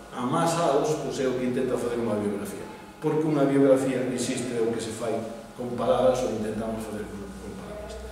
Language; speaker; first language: Spanish; non-native, local second language; Galician